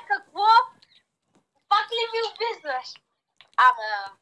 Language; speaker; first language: Bulgarian; early bilingual, heritage; English